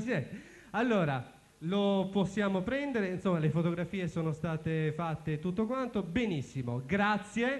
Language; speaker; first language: Italian; native; Italian